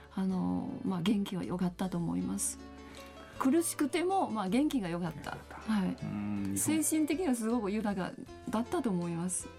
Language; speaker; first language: Japanese; non-native, fluent; Chinese